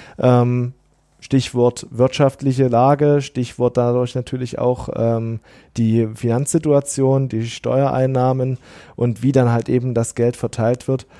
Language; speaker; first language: German; native; German